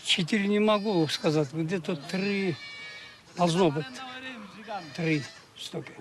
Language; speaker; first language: Russian; non-native, local second language; Kyrgyz